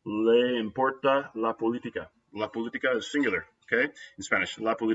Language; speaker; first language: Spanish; non-native, fluent; English